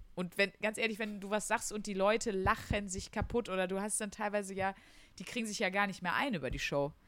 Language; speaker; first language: German; native; German